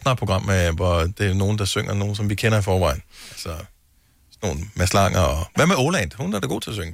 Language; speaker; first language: Danish; native; Danish